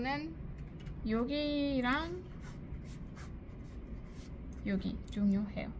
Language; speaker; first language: Korean; non-native, learner; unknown